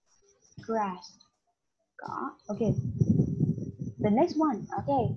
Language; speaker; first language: English; non-native, learner; Vietnamese